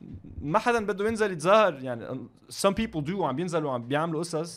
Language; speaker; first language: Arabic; native; Arabic